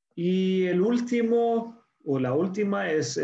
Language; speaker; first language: Spanish; non-native, learner; English